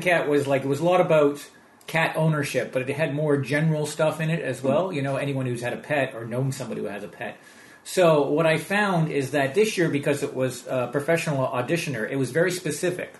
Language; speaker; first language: English; native; English